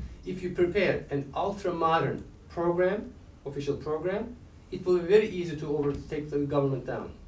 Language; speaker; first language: English; non-native, fluent; Turkish